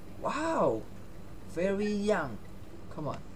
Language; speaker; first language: English; non-native, learner; Thai